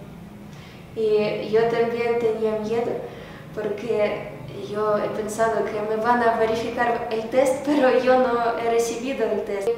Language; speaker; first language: Spanish; non-native, learner; Ukrainian